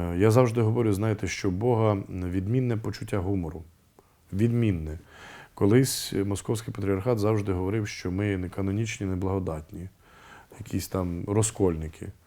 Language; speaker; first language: Ukrainian; native; Ukrainian